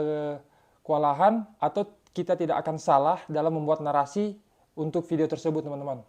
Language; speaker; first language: Indonesian; native; Indonesian